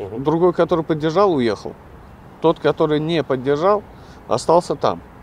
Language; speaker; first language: Russian; native; Russian